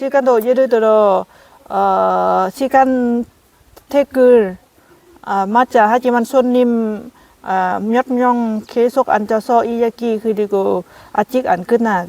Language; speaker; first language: Korean; non-native, learner; Lao